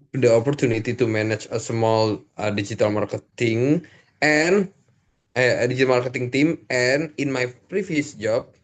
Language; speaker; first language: English; non-native, learner; Indonesian